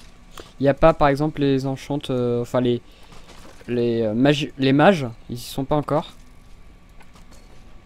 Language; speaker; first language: French; native; French